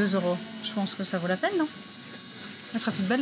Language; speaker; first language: French; native; French